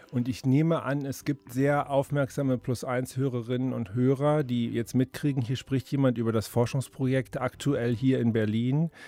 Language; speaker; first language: German; native; German